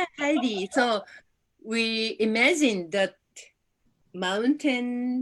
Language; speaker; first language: English; non-native, learner; Japanese